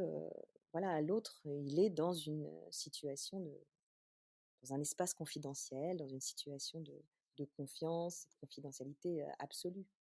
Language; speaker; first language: French; native; French